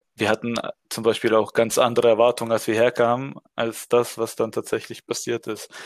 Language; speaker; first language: German; early bilingual, other home language; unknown